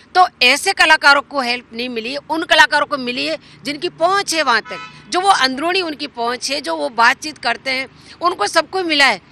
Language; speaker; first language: Hindi; native; Hindi